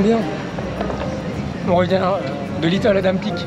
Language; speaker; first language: French; native; French